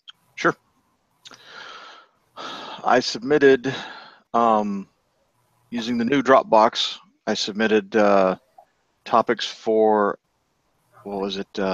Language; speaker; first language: English; native; English